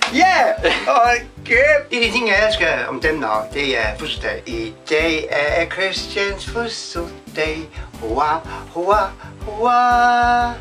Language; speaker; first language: Danish; non-native, learner; Polish